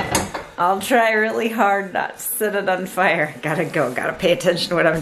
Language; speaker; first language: English; native; English